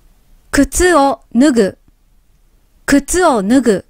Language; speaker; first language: Japanese; native; Japanese